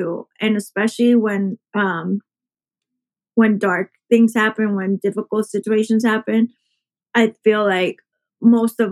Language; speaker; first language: English; early bilingual, other home language; Spanish